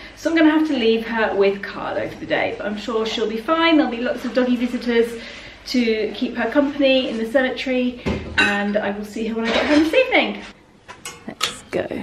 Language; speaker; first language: English; native; English